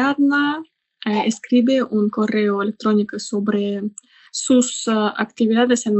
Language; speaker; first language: Spanish; non-native, learner; Russian